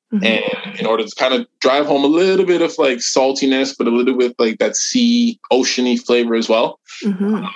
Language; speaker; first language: English; native; English